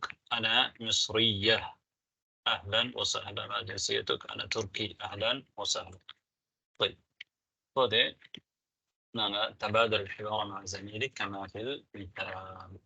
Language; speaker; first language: Arabic; non-native, fluent; Tamil